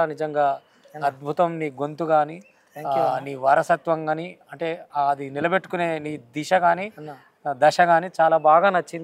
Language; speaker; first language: Telugu; native; Telugu